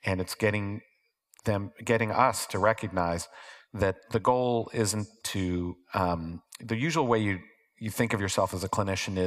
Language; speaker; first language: English; native; English